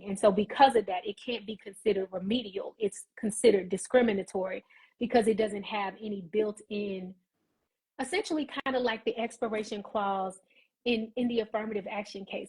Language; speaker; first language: English; native; English